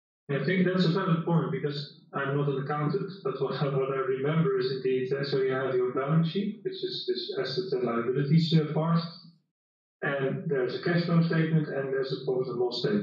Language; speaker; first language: English; non-native, fluent; Dutch